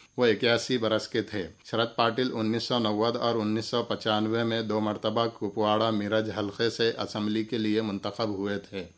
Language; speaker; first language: Urdu; native; Urdu